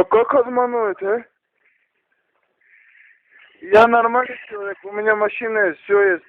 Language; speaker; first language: Russian; non-native, local second language; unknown